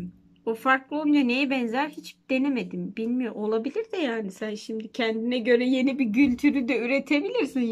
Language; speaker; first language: Turkish; native; Turkish